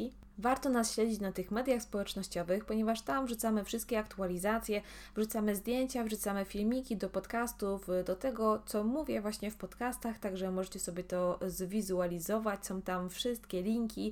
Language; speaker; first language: Polish; native; Polish